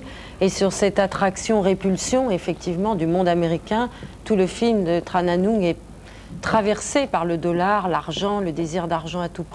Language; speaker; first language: French; native; French